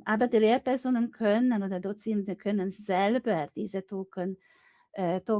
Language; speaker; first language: German; non-native, fluent; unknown